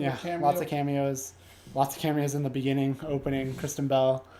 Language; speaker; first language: English; native; English